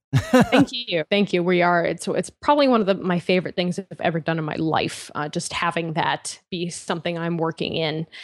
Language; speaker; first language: English; native; English